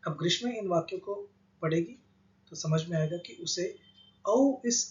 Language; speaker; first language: Hindi; non-native, local second language; Marathi